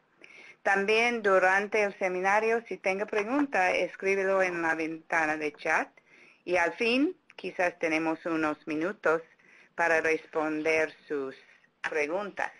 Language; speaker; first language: Spanish; non-native, fluent; English